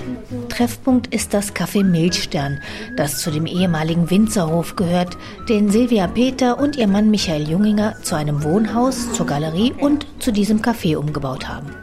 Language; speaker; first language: German; native; German